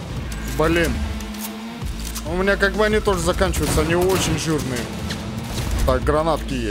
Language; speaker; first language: Russian; native; Russian